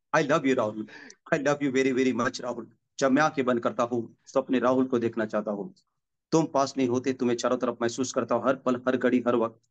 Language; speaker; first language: Hindi; non-native, local second language; Marathi